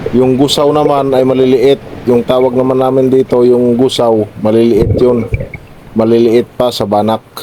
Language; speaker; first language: Filipino; non-native, local second language; Waray